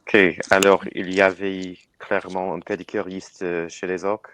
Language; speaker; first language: French; non-native, learner; English